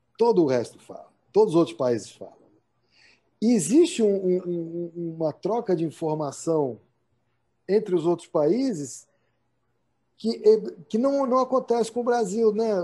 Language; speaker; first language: Portuguese; native; Portuguese